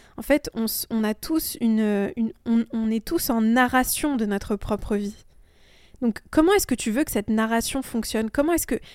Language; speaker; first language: French; early bilingual, other home language; Persian